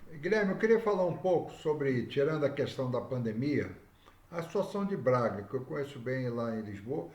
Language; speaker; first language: Portuguese; native; Portuguese